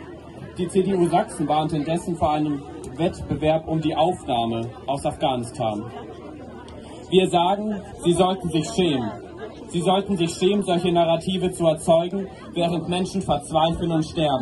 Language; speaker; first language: German; native; German